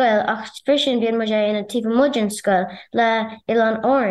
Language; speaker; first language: English; native; English